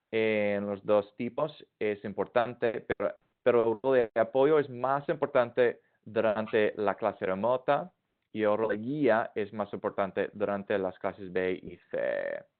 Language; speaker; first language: Spanish; non-native, fluent; English